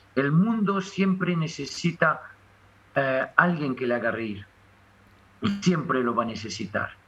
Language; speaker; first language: Spanish; non-native, fluent; French